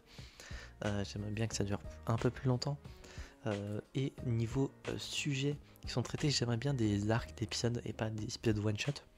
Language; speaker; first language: French; native; French